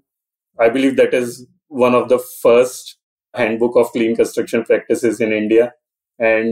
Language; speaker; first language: English; non-native, local second language; Hindi